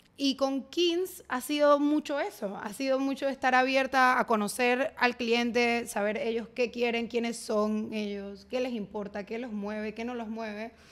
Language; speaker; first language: Spanish; native; Spanish